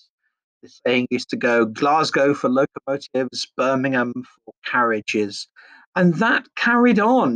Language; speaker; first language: English; native; English